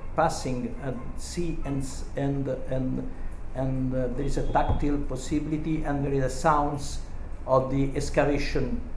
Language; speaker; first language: English; non-native, learner; Italian